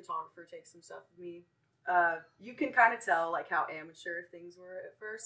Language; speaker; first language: English; native; English